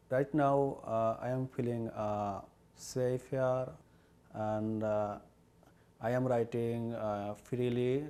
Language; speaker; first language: English; non-native, learner; Bangla